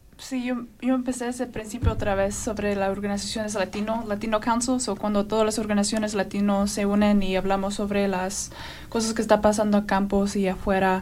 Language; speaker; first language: Spanish; early bilingual, heritage; Spanish